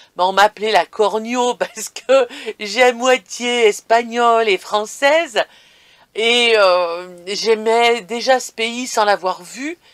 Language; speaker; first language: French; native; French